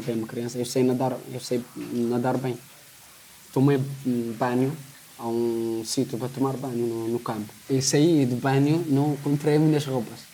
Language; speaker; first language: Portuguese; non-native, learner; Arabic